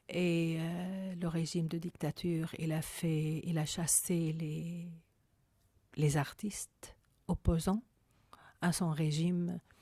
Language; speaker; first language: French; non-native, fluent; Arabic